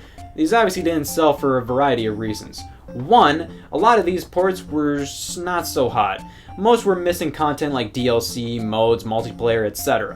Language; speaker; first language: English; native; English